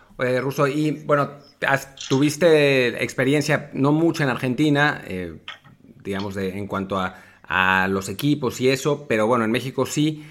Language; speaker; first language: Spanish; native; Spanish